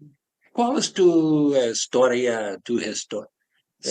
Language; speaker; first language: Spanish; non-native, learner; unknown